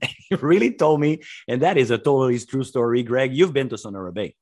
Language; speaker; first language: English; non-native, fluent; French